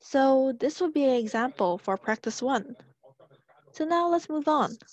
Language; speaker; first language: English; non-native, local second language; Chinese